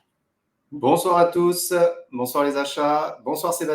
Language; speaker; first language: French; native; French